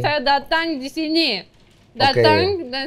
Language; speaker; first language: Indonesian; non-native, learner; Russian